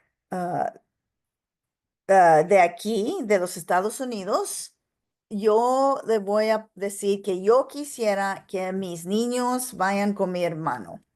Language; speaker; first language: Spanish; non-native, local second language; English